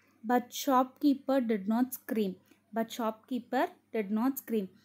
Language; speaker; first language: English; non-native, local second language; Tamil